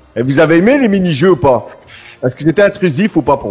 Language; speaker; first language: French; native; French